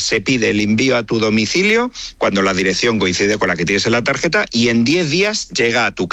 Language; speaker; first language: Spanish; native; Spanish